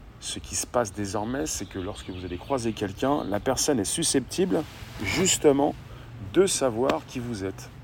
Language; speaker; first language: French; native; French